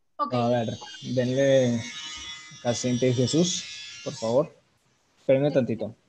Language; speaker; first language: Spanish; native; Spanish